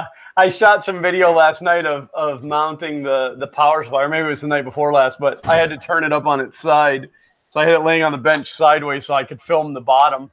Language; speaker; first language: English; native; English